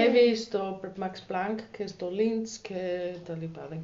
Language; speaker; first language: Greek; non-native, learner; German